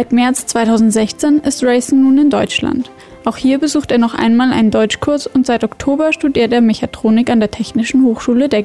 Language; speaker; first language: German; native; German